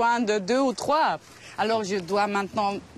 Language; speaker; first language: French; non-native, fluent; German